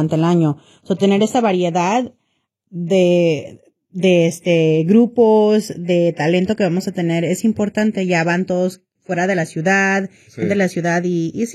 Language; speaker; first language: Spanish; early bilingual, heritage; Spanish